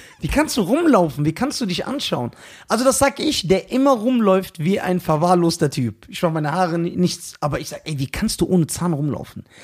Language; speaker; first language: German; early bilingual, other home language; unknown